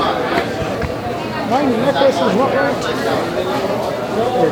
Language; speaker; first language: English; native; English